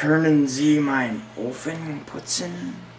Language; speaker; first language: German; non-native, learner; English